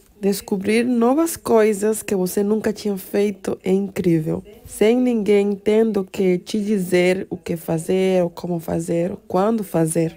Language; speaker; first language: Portuguese; non-native, fluent; Spanish